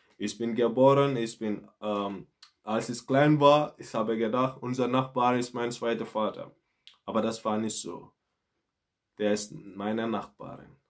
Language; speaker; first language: German; non-native, learner; Mandingo